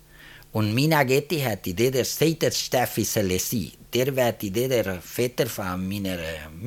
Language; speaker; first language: German; early bilingual, heritage; German